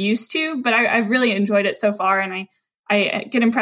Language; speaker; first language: English; native; English